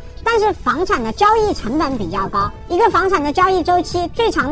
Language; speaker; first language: Chinese; native; Chinese